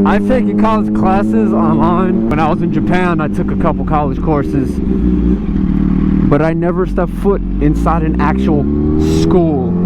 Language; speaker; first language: English; native; English